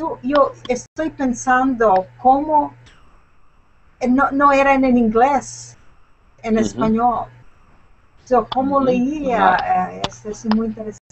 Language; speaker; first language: Spanish; non-native, learner; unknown